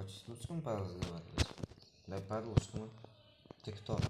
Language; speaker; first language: Russian; non-native, learner; Uzbek